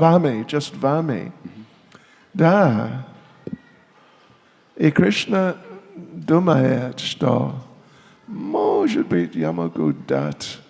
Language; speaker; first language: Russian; non-native, learner; English